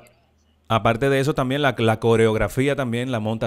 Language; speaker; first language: Spanish; native; Spanish